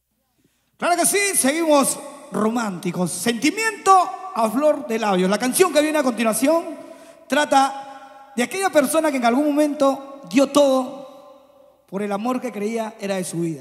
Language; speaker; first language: Spanish; native; Spanish